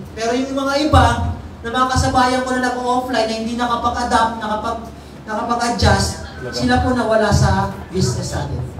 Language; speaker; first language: Filipino; native; Filipino